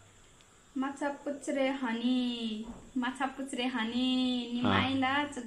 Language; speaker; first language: English; non-native, learner; Nepali